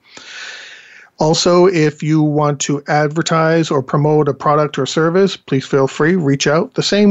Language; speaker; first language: English; native; English